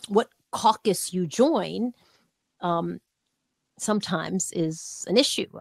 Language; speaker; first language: English; native; English